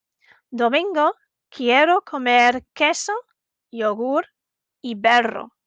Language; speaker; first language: Spanish; non-native, fluent; English